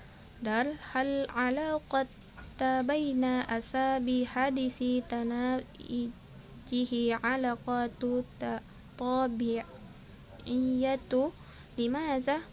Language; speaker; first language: Arabic; non-native, learner; Indonesian